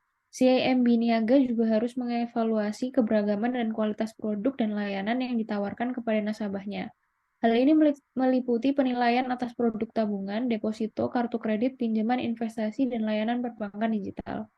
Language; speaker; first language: Indonesian; native; Indonesian